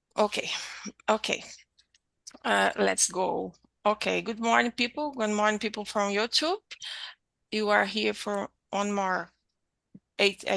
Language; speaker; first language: English; non-native, learner; Portuguese